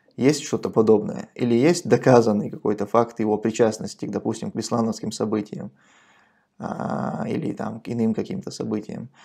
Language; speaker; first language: Russian; non-native, local second language; Chechen